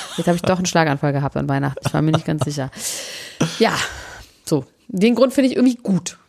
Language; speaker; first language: German; native; German